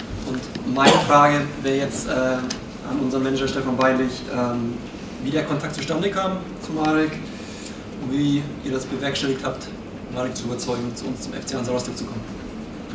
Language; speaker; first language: German; native; German